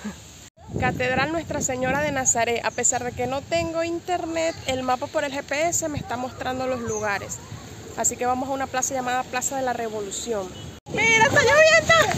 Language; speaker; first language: Spanish; native; Spanish